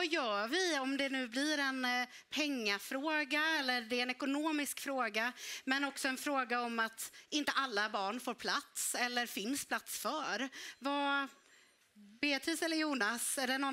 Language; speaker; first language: Swedish; native; Swedish